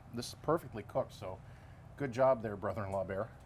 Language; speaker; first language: English; native; English